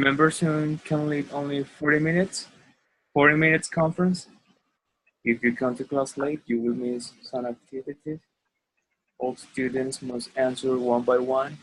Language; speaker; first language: English; non-native, learner; Spanish